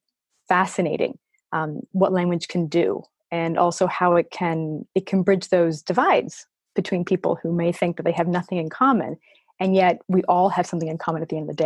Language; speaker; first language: English; native; English